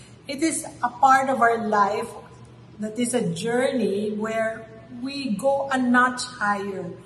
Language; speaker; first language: English; non-native, local second language; Filipino